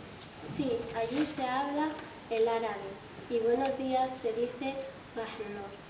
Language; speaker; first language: Spanish; early bilingual, other home language; Arabic